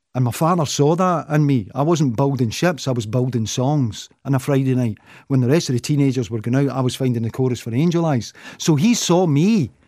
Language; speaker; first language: English; native; English